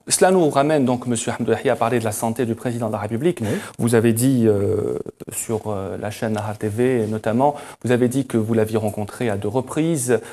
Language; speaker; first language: French; non-native, local second language; Arabic